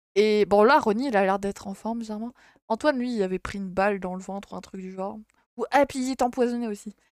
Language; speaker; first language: French; native; French